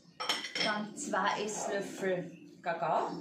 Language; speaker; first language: German; native; German